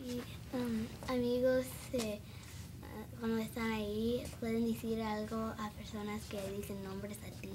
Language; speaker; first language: Spanish; non-native, learner; English